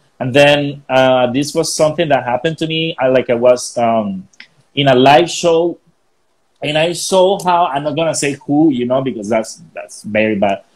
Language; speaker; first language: English; non-native, fluent; Spanish